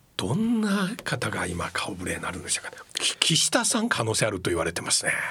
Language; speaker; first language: Japanese; non-native, fluent; Chinese